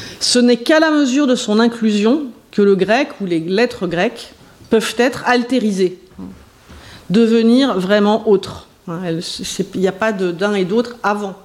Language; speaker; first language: French; native; French